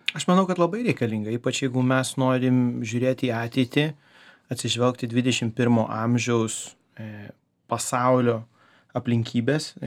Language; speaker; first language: Lithuanian; early bilingual, heritage; Lithuanian